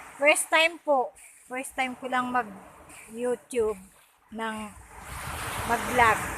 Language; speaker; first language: Filipino; non-native, local second language; Bikol